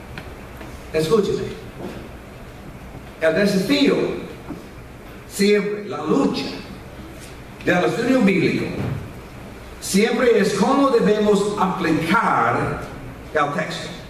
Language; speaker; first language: Spanish; non-native, fluent; English